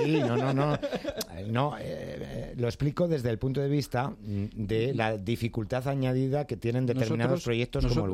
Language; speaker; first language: Spanish; native; Spanish